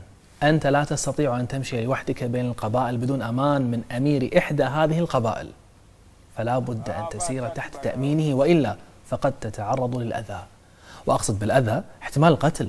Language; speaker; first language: Arabic; native; Arabic